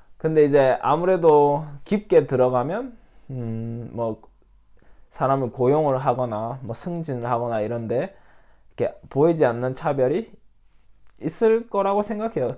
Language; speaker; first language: Korean; native; Korean